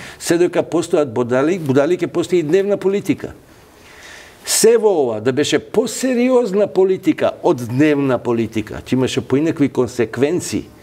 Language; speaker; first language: Macedonian; non-native, local second language; Albanian